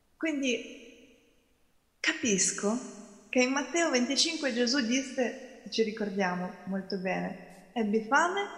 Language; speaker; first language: Italian; non-native, fluent; Ukrainian